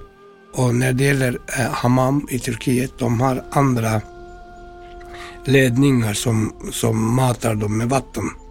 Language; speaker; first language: Swedish; non-native, fluent; Turkish